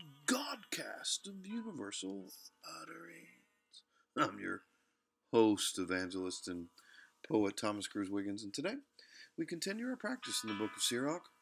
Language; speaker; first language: English; native; English